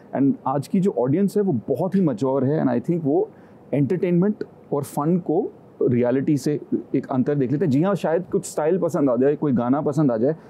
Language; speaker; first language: Hindi; native; Hindi